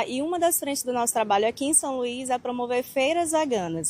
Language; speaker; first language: Portuguese; native; Portuguese